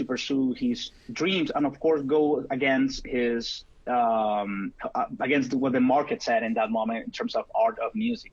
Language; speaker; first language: English; non-native, fluent; Spanish